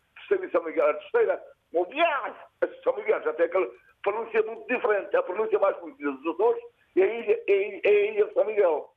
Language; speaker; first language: Portuguese; native; Portuguese